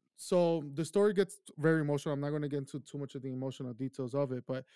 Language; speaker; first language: English; early bilingual, other home language; Spanish